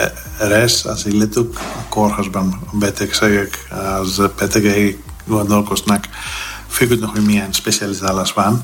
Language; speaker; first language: Hungarian; non-native, fluent; Greek